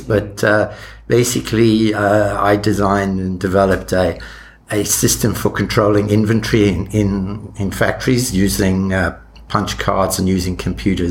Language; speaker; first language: English; native; English